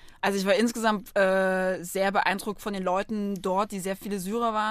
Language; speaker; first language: German; native; German